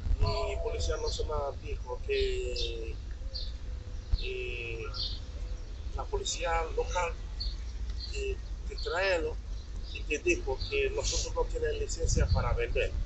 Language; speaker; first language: Spanish; non-native, learner; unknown